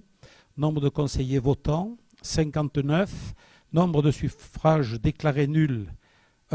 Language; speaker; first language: French; native; French